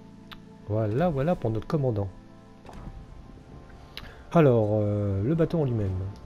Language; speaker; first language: French; native; French